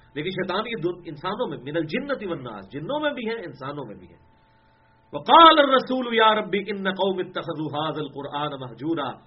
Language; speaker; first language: Urdu; non-native, local second language; Punjabi